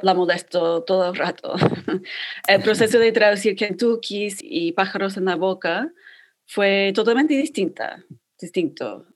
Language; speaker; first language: Spanish; non-native, fluent; English